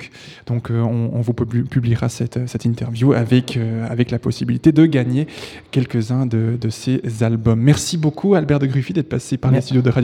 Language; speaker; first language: French; native; French